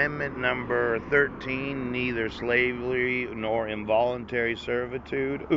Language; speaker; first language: English; native; English